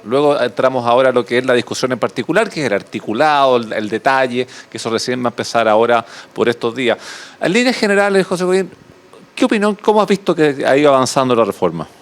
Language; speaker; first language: Spanish; native; Spanish